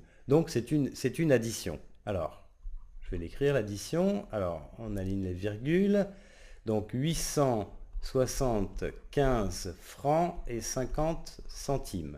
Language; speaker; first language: French; native; French